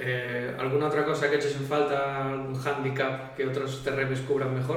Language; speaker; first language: Spanish; native; Spanish